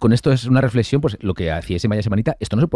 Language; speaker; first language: Spanish; native; Spanish